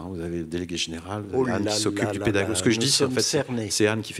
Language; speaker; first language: French; native; French